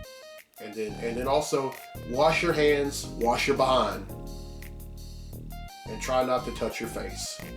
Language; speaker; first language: English; native; English